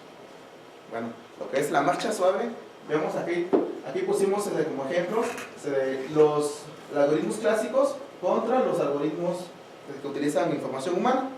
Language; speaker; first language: Spanish; native; Spanish